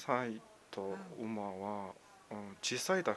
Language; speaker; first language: Japanese; non-native, learner; Mongolian